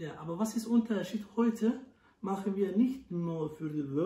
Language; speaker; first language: German; non-native, learner; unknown